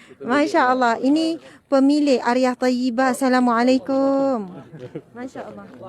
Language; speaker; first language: Malay; native; Malay